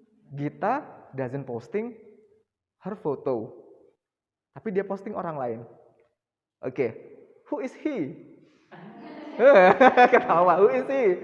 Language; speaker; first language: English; non-native, fluent; Indonesian